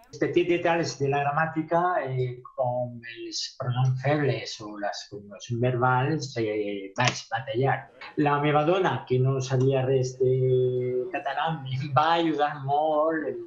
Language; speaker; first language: Catalan; non-native, local second language; Spanish